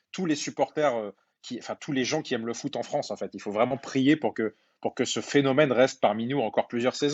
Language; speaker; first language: French; native; French